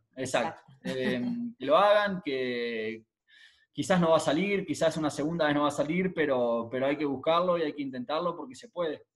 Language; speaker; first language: Spanish; native; Spanish